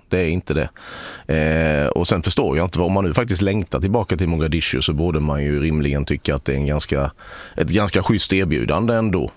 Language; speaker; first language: Swedish; native; Swedish